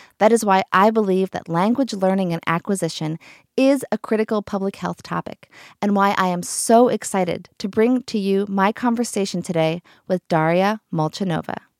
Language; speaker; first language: English; native; English